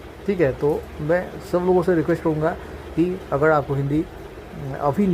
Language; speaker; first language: Hindi; non-native, local second language; Bhojpuri